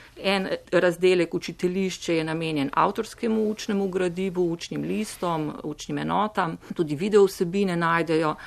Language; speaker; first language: Slovenian; native; Slovenian